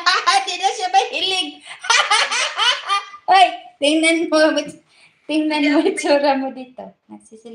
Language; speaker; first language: Filipino; non-native, local second language; Cebuano